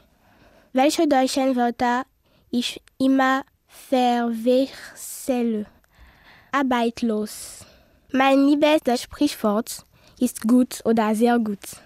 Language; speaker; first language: German; non-native, learner; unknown